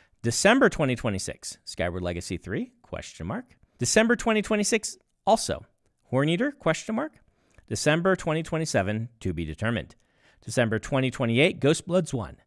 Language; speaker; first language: English; native; English